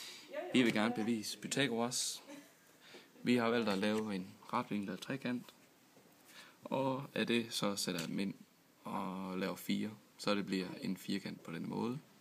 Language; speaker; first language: Danish; native; Danish